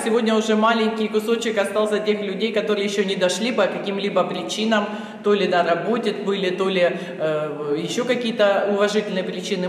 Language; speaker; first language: Russian; native; Russian